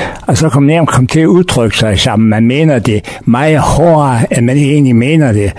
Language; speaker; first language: Danish; native; Danish